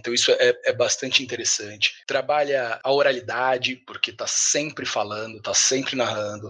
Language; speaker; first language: Portuguese; native; Portuguese